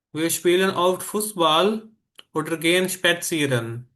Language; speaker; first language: German; non-native, fluent; Hindi